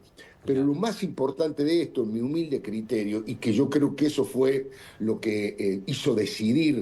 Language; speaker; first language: Spanish; native; Spanish